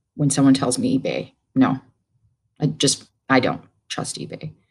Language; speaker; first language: English; native; English